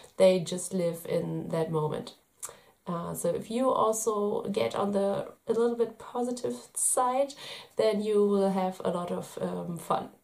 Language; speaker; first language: English; non-native, fluent; German